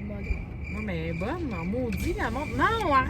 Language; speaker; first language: French; native; French